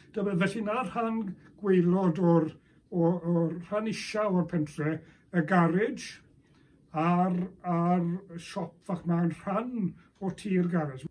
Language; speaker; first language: Welsh; native; Welsh